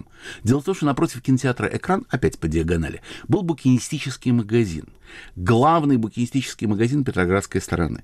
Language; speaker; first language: Russian; native; Russian